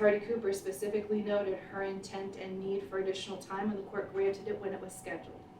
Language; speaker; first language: English; native; English